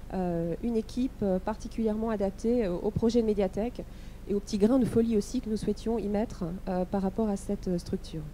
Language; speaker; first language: French; native; French